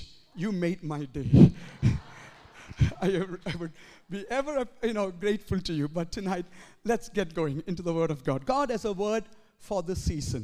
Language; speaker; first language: English; non-native, local second language; Malayalam